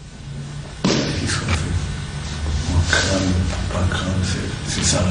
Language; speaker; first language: French; non-native, learner; Japanese